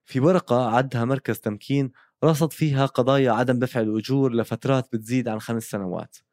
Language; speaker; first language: Arabic; native; Arabic